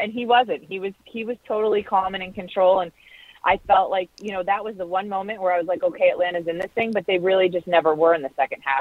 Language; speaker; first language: English; native; English